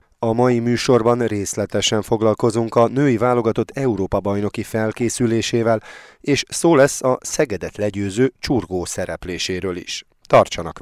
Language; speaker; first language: Hungarian; native; Hungarian